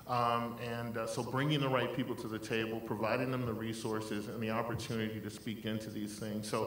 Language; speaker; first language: English; native; English